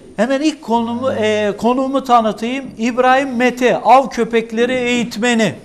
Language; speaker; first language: Turkish; native; Turkish